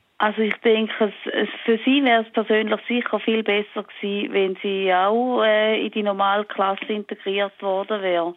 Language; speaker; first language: German; native; German